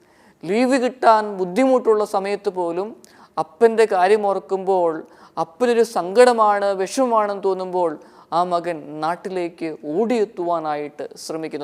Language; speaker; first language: Malayalam; native; Malayalam